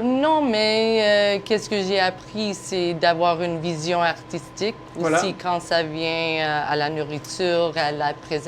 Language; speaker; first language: French; non-native, local second language; English